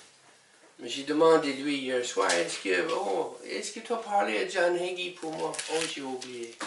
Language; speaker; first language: French; non-native, learner; English